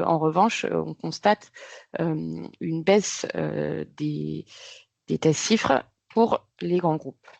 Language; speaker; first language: French; native; French